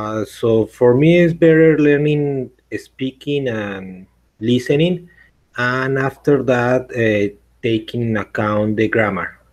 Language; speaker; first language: English; non-native, learner; Spanish